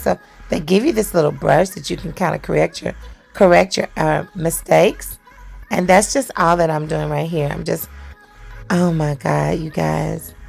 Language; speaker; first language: English; native; English